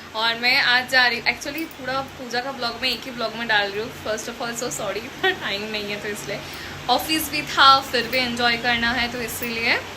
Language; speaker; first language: Hindi; non-native, local second language; Bangla